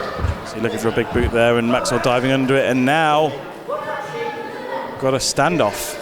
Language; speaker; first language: English; native; English